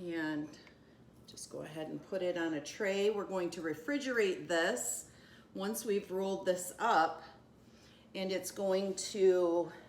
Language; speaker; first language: English; native; English